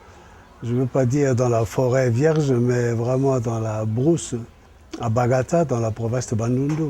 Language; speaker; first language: French; non-native, fluent; German